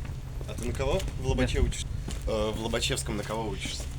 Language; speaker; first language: Russian; native; Russian